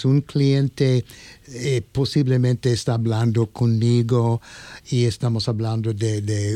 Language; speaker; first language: Spanish; non-native, fluent; English